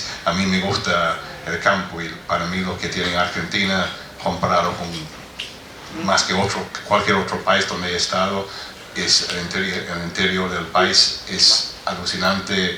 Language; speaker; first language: Spanish; non-native, fluent; English